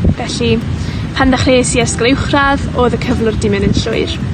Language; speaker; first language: Welsh; native; Welsh